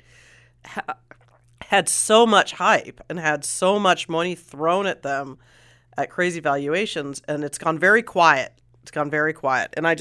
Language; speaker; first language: English; native; English